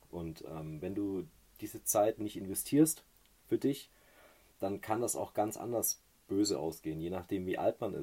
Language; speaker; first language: German; native; German